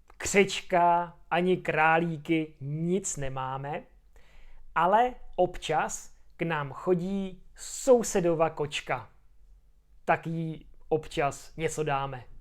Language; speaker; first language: Czech; native; Czech